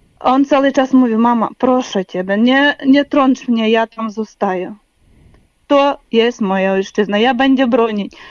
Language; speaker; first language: Polish; non-native, learner; Ukrainian